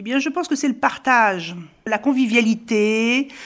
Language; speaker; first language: French; native; French